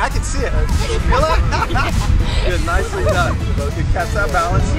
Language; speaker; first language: English; non-native, fluent; Portuguese